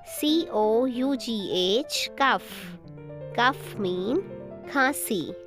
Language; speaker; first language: Urdu; native; Urdu